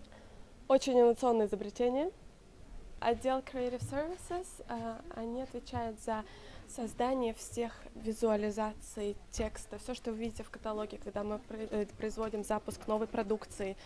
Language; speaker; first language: Russian; native; Russian